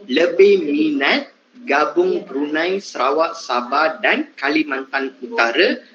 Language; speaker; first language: Malay; non-native, local second language; Tamil